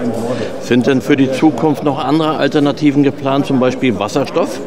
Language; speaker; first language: German; native; German